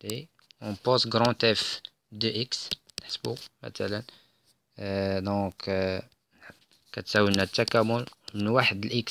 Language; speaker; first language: Arabic; native; Arabic